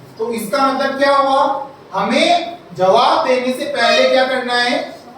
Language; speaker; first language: Hindi; native; Hindi